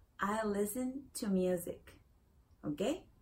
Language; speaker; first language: English; non-native, learner; Spanish